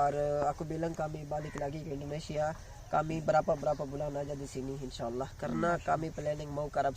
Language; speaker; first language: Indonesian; non-native, fluent; Urdu